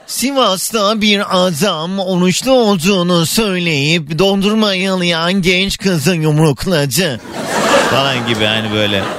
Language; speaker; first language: Turkish; native; Turkish